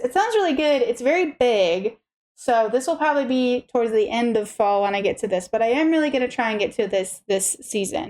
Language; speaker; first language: English; native; English